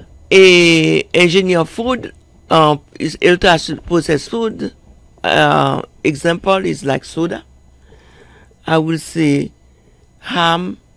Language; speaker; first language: English; non-native, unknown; Haitian Creole